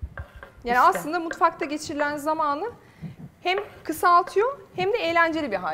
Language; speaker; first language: Turkish; native; Turkish